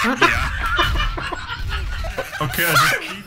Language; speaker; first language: German; native; German